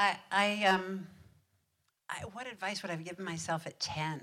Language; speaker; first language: English; native; English